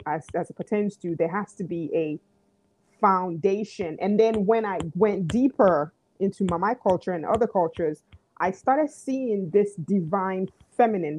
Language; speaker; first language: English; native; English